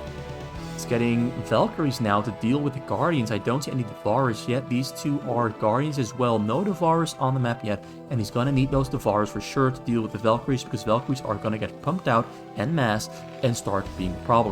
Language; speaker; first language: English; native; English